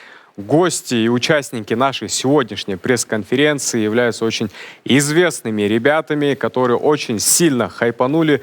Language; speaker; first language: Russian; non-native, local second language; Kazakh